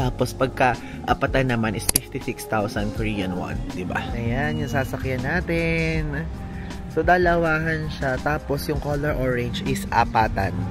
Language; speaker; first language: Filipino; native; Filipino